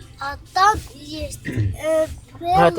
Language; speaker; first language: Russian; non-native, learner; Turkish